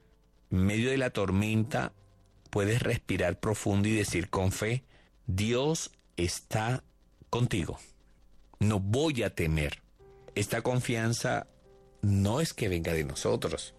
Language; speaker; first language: Spanish; native; Spanish